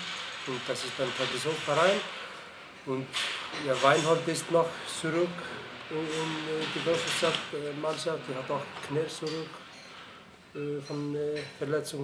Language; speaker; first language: German; non-native, fluent; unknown